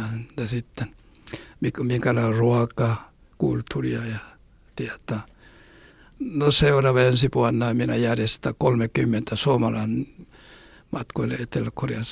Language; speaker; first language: Finnish; non-native, learner; Korean